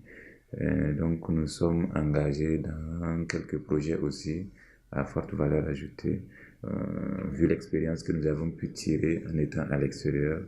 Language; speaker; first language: French; non-native, local second language; Mossi